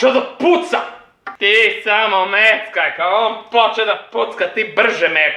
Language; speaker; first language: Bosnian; non-native, learner; English